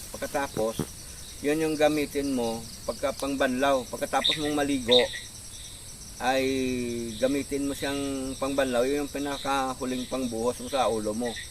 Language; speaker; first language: Filipino; non-native, local second language; Hiligaynon